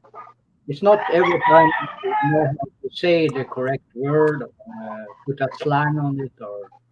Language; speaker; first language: English; non-native, fluent; Norwegian